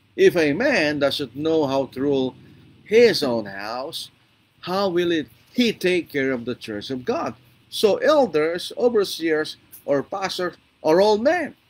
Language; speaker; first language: English; non-native, local second language; Filipino